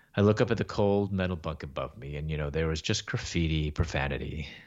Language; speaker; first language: English; native; English